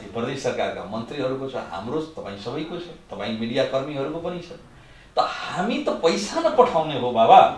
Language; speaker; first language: Nepali; non-native, local second language; Bhojpuri